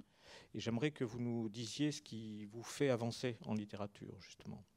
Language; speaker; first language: French; native; French